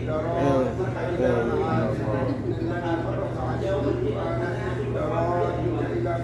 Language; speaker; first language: Arabic; native; Arabic